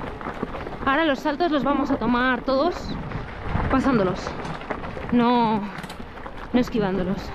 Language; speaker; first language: Spanish; native; Spanish